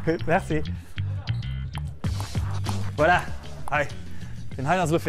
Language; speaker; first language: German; non-native, local second language; Luxembourgish